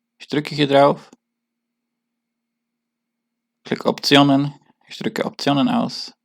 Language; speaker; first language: German; non-native, learner; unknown